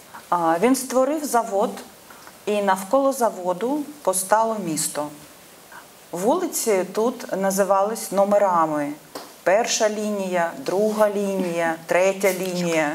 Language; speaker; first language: Ukrainian; non-native, local second language; Russian